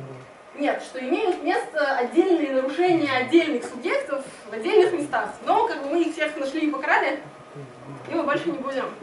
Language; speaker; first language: Russian; native; Russian